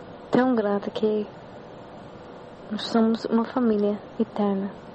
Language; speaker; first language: Portuguese; non-native, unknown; English